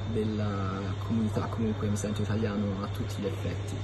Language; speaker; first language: Italian; early bilingual, other home language; Iloko